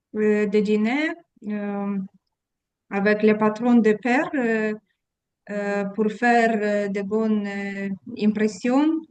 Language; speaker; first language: French; non-native, learner; Ukrainian